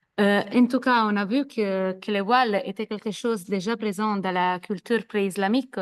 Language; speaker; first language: French; non-native, fluent; Italian